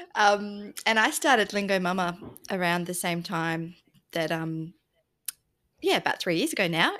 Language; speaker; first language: English; native; English